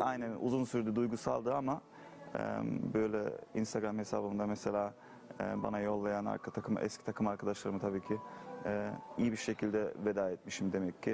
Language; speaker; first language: Turkish; early bilingual, heritage; Turkish